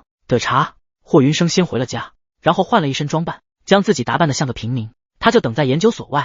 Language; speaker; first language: Chinese; native; Chinese